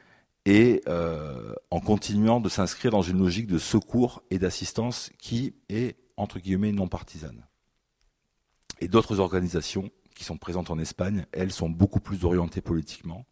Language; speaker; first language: French; native; French